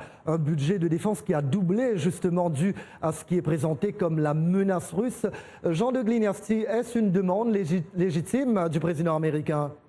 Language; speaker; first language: French; native; French